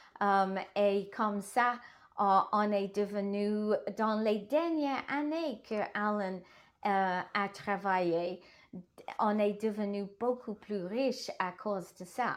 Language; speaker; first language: French; non-native, learner; English